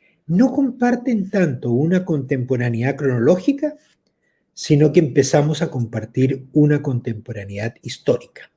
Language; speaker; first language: Spanish; native; Spanish